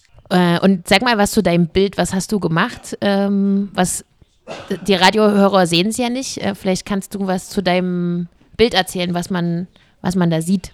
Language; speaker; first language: German; native; German